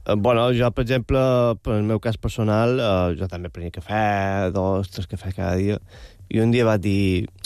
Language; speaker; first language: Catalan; native; Catalan